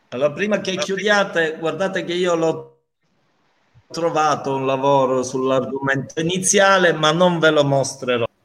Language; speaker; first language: Italian; native; Italian